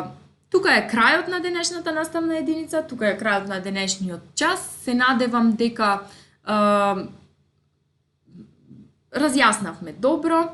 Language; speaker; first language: Macedonian; native; Macedonian